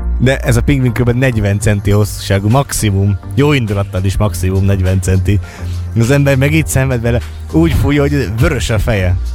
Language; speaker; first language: Hungarian; native; Hungarian